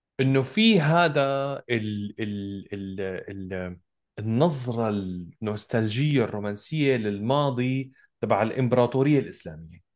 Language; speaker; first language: Arabic; native; Arabic